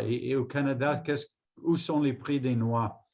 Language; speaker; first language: French; non-native, fluent; English